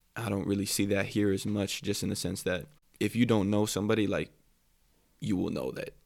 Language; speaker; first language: English; native; English